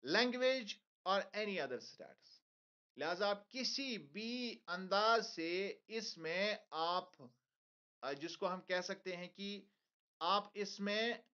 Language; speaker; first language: Hindi; non-native, local second language; Kashmiri